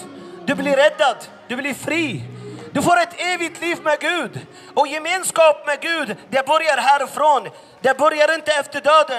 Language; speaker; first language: Swedish; non-native, fluent; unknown